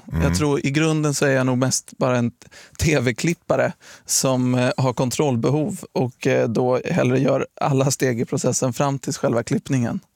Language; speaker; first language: Swedish; native; Swedish